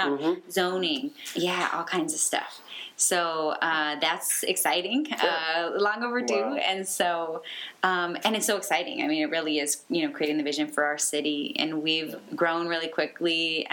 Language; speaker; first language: English; native; English